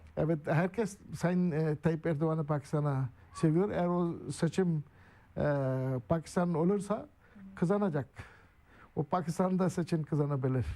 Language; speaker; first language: Turkish; non-native, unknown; Urdu